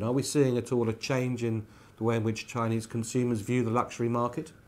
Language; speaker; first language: English; native; English